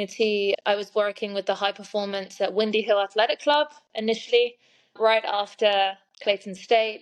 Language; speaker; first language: English; native; English